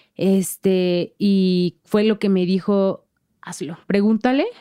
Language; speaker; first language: Spanish; native; Spanish